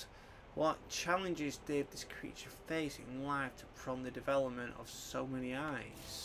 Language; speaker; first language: English; native; English